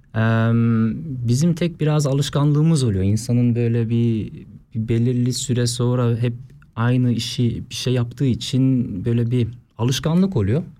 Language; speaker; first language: Turkish; early bilingual, heritage; Turkish